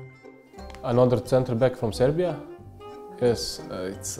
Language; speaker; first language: English; non-native, learner; Serbian